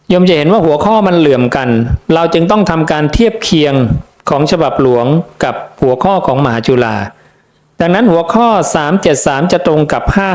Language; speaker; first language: Thai; native; Thai